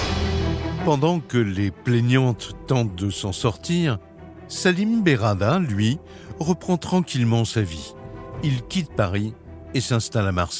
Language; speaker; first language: French; native; French